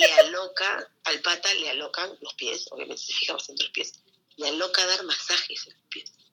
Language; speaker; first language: Spanish; native; Spanish